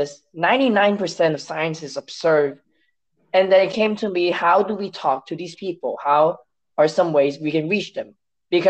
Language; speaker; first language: English; non-native, local second language; Cantonese